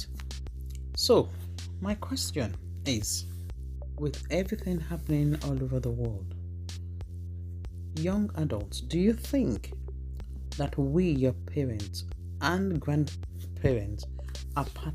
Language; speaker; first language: English; non-native, local second language; Yoruba